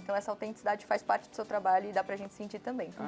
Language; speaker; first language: Portuguese; native; Portuguese